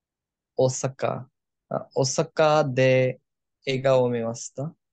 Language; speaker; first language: Japanese; non-native, learner; Bangla